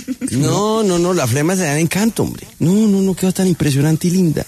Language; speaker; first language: Spanish; native; Spanish